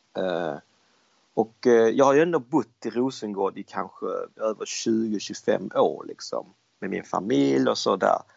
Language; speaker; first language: Swedish; early bilingual, other home language; Cantonese